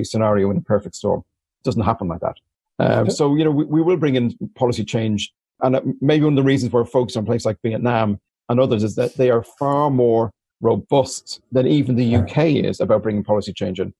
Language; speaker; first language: English; native; English